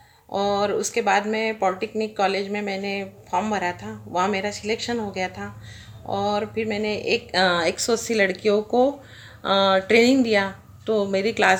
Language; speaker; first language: Hindi; non-native, local second language; Marathi